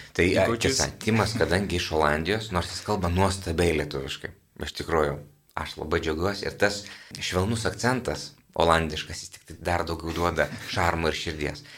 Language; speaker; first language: Lithuanian; native; Lithuanian